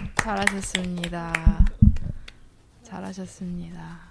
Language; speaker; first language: Korean; non-native, fluent; English